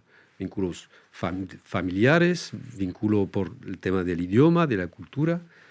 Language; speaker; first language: Spanish; non-native, fluent; French